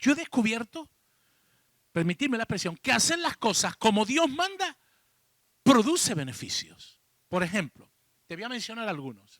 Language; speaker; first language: Spanish; native; Spanish